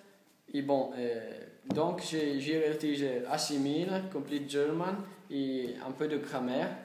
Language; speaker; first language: French; non-native, learner; Italian